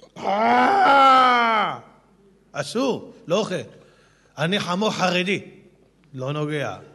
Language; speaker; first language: Hebrew; native; Hebrew